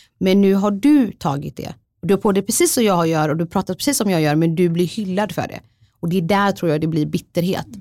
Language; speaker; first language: Swedish; early bilingual, other home language; Somali